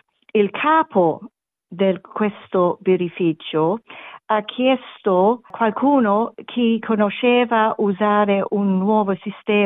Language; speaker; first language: Italian; non-native, learner; English